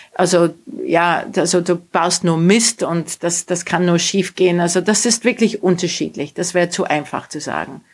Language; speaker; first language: German; non-native, fluent; English